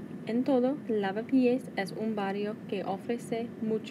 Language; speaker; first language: Spanish; non-native, learner; English